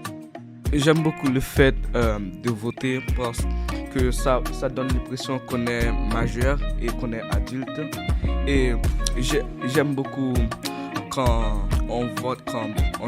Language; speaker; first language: French; non-native, local second language; Haitian Creole